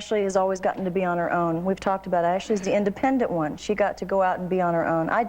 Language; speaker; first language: English; native; English